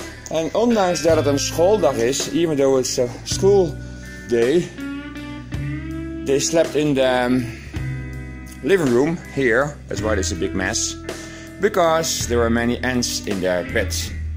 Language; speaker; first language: English; non-native, fluent; Dutch